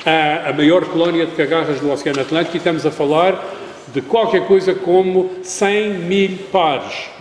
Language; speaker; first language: Portuguese; native; Portuguese